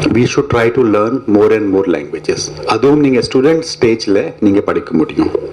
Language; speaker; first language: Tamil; non-native, fluent; Hindi